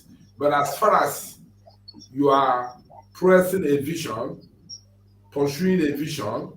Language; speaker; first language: English; non-native, local second language; Igbo